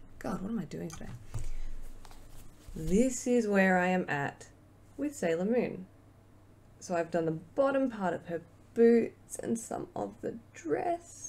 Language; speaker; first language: English; native; English